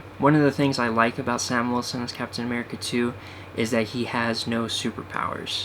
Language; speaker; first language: English; native; English